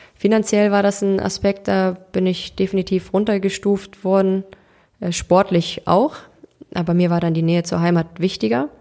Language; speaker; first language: German; early bilingual, other home language; Turkish